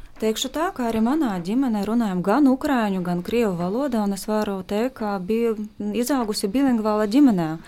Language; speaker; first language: Latvian; non-native, fluent; Ukrainian